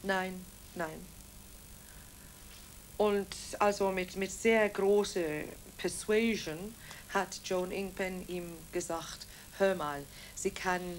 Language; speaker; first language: German; non-native, fluent; Welsh